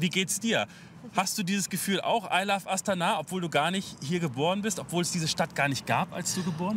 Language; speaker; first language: German; native; German